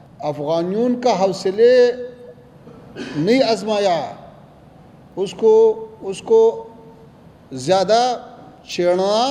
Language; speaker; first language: Hindi; non-native, fluent; Pashto